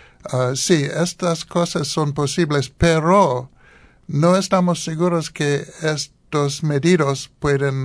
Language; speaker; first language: Spanish; non-native, learner; English